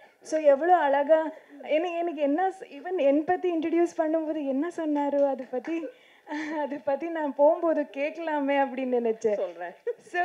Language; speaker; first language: Tamil; non-native, learner; Kannada